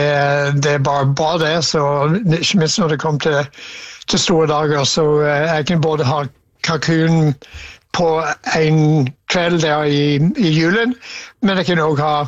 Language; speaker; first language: Norwegian; non-native, fluent; English